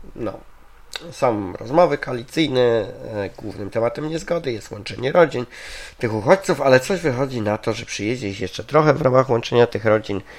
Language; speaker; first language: Polish; native; Polish